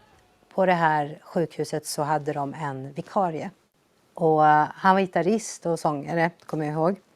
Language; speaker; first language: Swedish; early bilingual, other home language; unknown